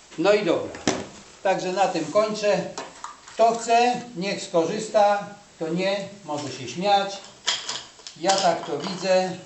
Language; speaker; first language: Polish; native; Polish